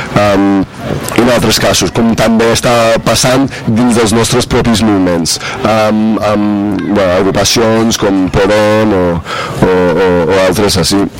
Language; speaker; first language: Catalan; non-native, fluent; English